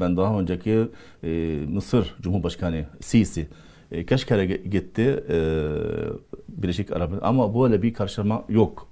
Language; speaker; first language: Turkish; non-native, fluent; Arabic